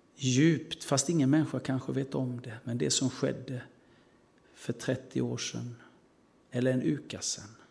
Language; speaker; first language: Swedish; native; Swedish